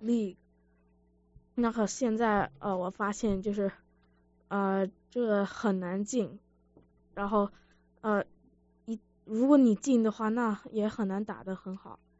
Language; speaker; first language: Chinese; early bilingual, heritage; Chinese